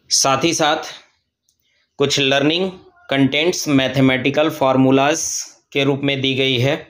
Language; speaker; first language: Hindi; native; Hindi